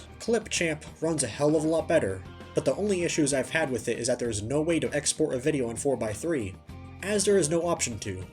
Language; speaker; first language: English; native; English